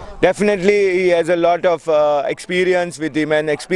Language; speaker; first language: English; non-native, local second language; Konkani